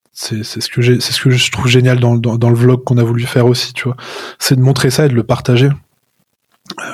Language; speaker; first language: French; native; French